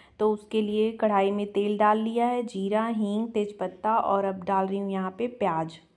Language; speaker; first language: Hindi; native; Hindi